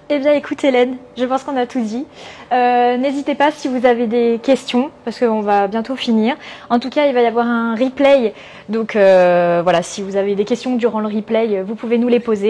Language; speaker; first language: French; native; French